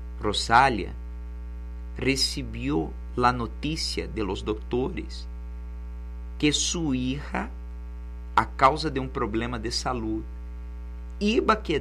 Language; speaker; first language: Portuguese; non-native, learner; Spanish